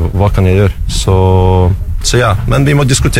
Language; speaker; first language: Norwegian; non-native, learner; Russian